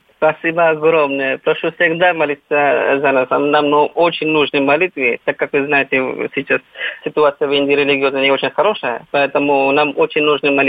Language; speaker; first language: Russian; non-native, fluent; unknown